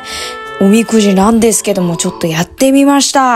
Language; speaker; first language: Japanese; native; Japanese